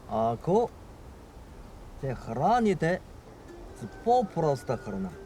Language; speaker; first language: Bulgarian; non-native, learner; Chinese